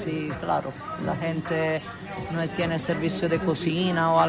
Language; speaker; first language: Spanish; non-native, fluent; Italian